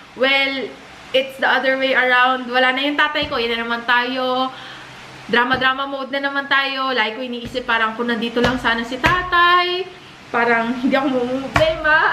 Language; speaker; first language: Filipino; native; Filipino